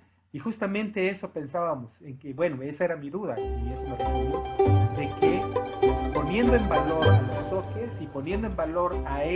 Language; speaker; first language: Spanish; native; Spanish